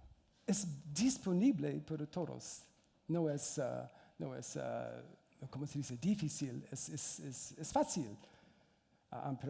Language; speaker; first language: Spanish; non-native, learner; English